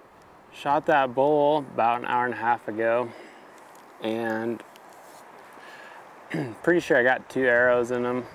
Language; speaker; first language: English; native; English